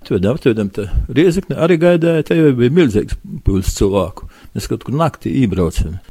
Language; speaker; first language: Latvian; native; Latvian